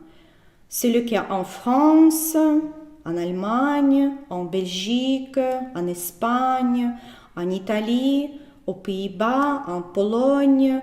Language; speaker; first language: French; non-native, fluent; Russian